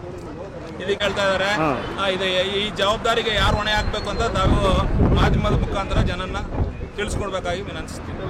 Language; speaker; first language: Kannada; native; Kannada